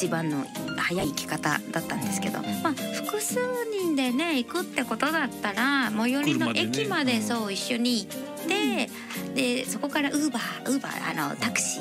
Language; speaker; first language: Japanese; native; Japanese